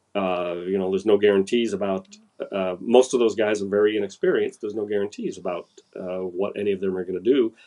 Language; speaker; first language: English; native; English